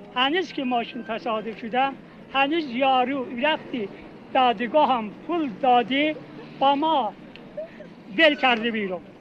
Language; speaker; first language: Persian; non-native, local second language; Azerbaijani